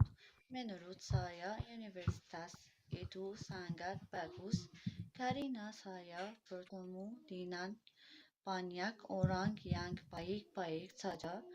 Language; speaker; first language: Indonesian; non-native, learner; Arabic